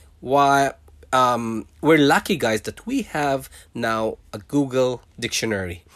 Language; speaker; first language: English; non-native, local second language; Filipino